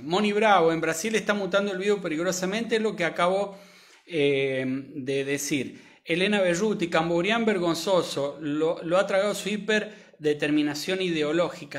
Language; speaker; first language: Spanish; native; Spanish